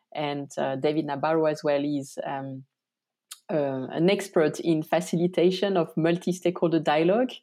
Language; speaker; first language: English; non-native, fluent; French